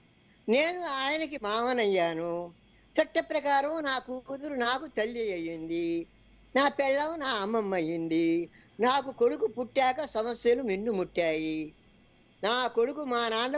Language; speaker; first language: Telugu; native; Telugu